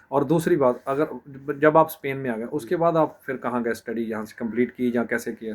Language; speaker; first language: Hindi; non-native, local second language; Punjabi